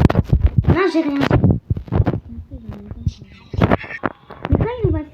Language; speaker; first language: French; native; French